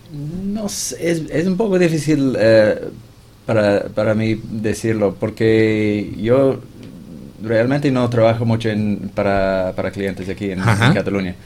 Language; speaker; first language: Spanish; non-native, fluent; English